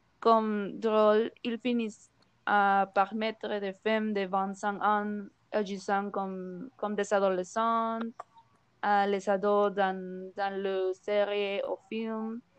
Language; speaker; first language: French; non-native, learner; Spanish